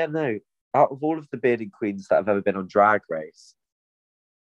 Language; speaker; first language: English; native; English